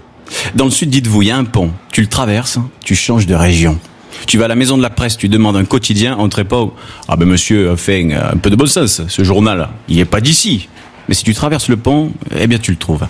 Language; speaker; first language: French; native; French